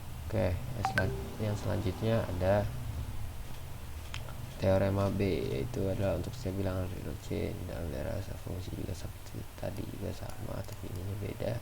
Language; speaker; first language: Indonesian; native; Indonesian